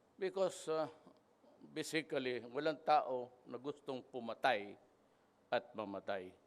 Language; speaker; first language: Filipino; non-native, local second language; Cebuano